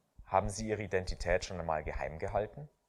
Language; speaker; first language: German; native; German